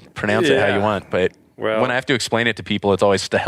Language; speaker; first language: English; native; English